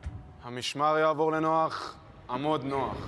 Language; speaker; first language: Hebrew; native; Hebrew